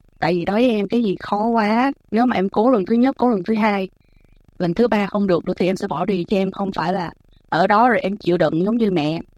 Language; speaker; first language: Vietnamese; native; Vietnamese